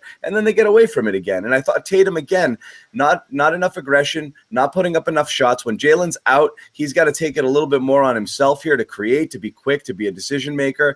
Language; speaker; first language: English; native; English